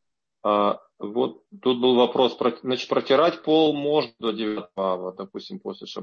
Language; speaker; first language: Russian; native; Russian